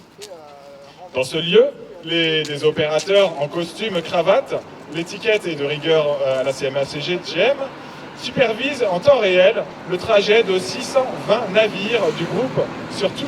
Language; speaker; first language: French; native; French